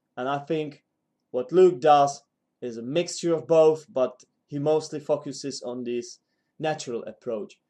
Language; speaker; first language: English; non-native, fluent; Czech